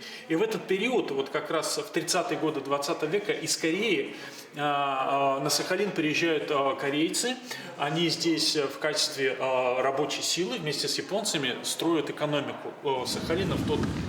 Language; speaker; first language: Russian; native; Russian